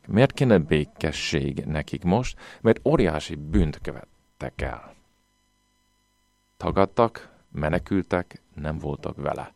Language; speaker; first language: Hungarian; non-native, fluent; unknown